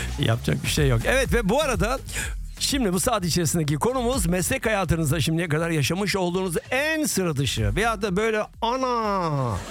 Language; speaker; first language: Turkish; early bilingual, heritage; Turkish